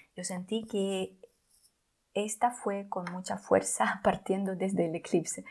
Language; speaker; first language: Spanish; non-native, fluent; Russian